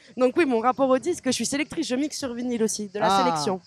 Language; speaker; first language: French; native; French